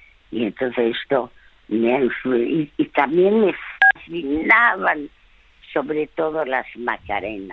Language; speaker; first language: Spanish; early bilingual, other home language; French